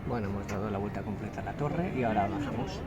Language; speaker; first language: Spanish; native; Spanish